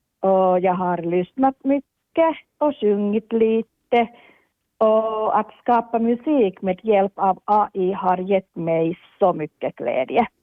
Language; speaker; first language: Swedish; non-native, local second language; Finnish